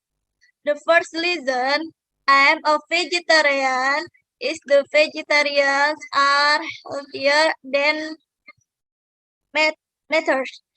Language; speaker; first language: English; non-native, learner; Indonesian